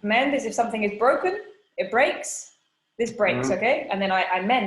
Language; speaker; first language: English; non-native, fluent; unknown